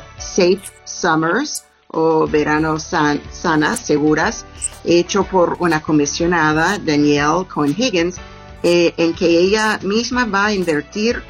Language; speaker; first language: Spanish; non-native, fluent; English